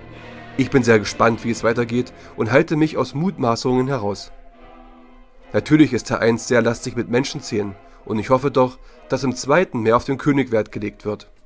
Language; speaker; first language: German; native; German